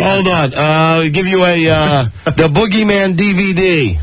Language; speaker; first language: English; native; English